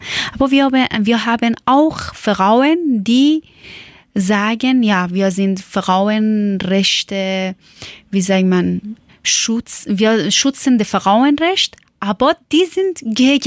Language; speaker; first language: German; non-native, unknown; Persian